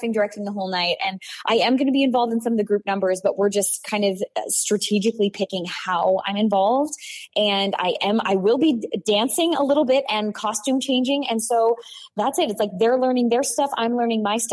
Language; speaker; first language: English; native; English